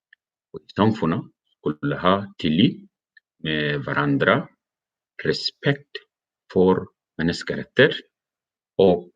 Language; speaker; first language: Norwegian; non-native, learner; Arabic